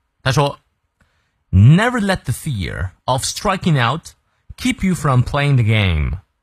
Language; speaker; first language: English; non-native, fluent; Chinese